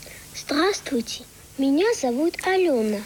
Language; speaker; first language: Russian; early bilingual, heritage; Russian